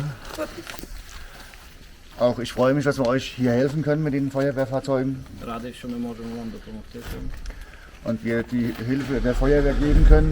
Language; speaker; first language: German; native; German